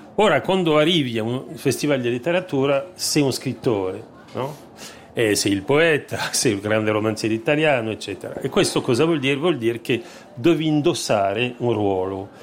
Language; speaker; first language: Italian; non-native, fluent; French